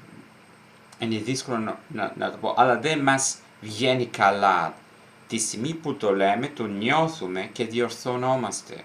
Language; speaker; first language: Greek; non-native, fluent; Italian